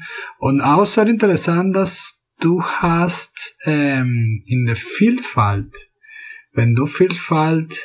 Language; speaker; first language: German; non-native, fluent; Spanish